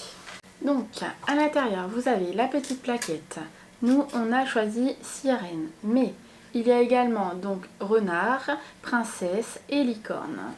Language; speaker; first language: French; native; French